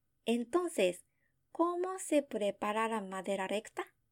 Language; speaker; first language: Spanish; non-native, fluent; Japanese